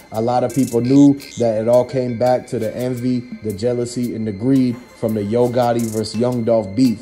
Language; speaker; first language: English; native; English